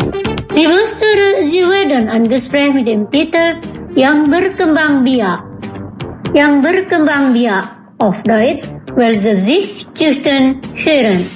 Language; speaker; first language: German; non-native, fluent; Indonesian